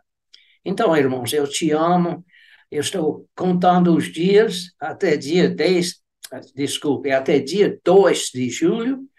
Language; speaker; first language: Portuguese; non-native, fluent; English